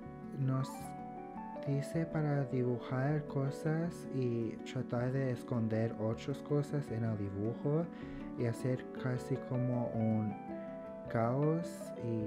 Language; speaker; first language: Spanish; early bilingual, heritage; English